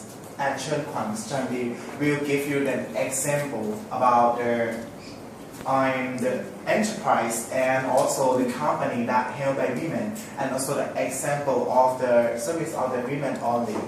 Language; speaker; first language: English; non-native, learner; Thai